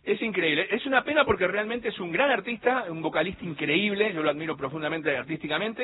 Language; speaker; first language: Spanish; native; Spanish